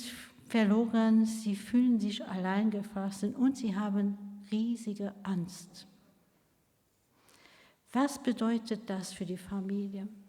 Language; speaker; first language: German; non-native, local second language; Luxembourgish